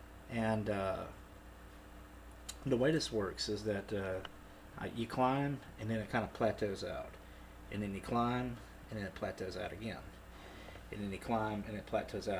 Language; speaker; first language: English; native; English